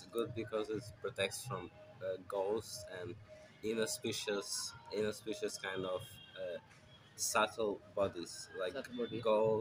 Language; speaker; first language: English; non-native, fluent; Russian